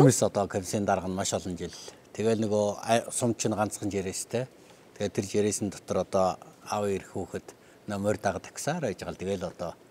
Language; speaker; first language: Mongolian; native; Mongolian